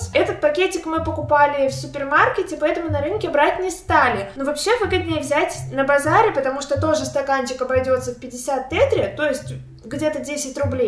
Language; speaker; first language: Russian; native; Russian